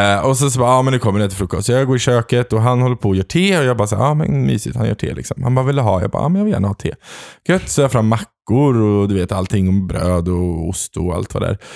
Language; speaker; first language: Swedish; native; Swedish